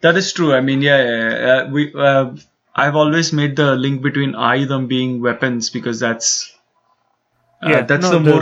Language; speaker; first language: English; non-native, local second language; Tamil